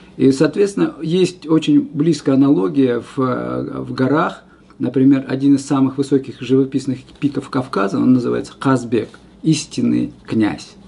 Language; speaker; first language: Russian; non-native, local second language; Kazakh